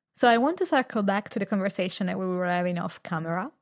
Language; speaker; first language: English; non-native, fluent; Italian